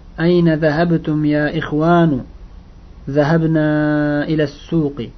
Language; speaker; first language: Arabic; non-native, fluent; Uzbek